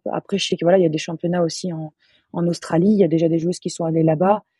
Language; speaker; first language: French; native; French